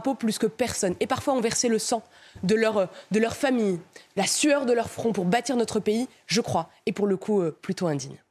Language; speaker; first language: French; native; French